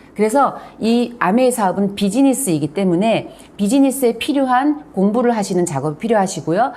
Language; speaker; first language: Korean; native; Korean